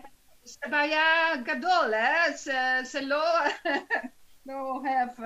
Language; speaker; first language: Hebrew; non-native, learner; Dutch